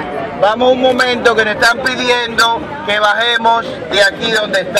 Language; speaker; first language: Spanish; native; Spanish